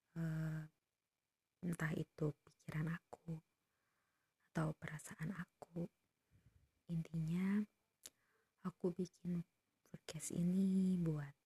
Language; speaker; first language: Indonesian; non-native, local second language; Sundanese